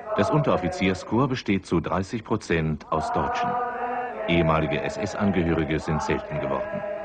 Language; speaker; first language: German; native; German